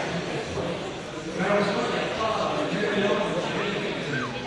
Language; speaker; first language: French; native; French